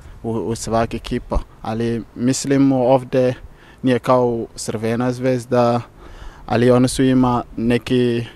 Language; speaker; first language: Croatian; non-native, learner; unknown